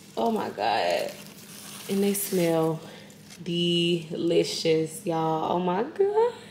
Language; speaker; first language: English; native; English